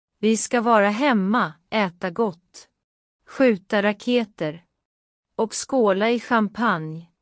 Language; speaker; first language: Swedish; non-native, fluent; Ukrainian